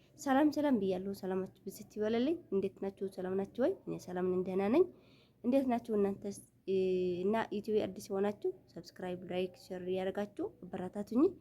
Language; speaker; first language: Amharic; non-native, local second language; Tigrinya